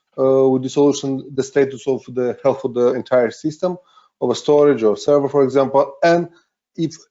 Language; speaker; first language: English; non-native, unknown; Romanian